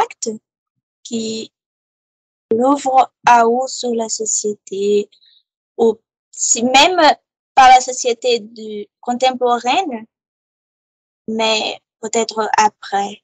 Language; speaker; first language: French; non-native, fluent; Portuguese